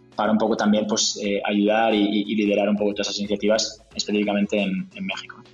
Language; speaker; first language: Spanish; native; Spanish